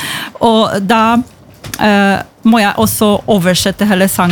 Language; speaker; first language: Norwegian; non-native, fluent; Polish